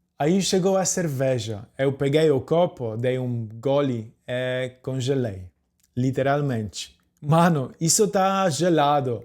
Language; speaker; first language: Portuguese; non-native, fluent; Polish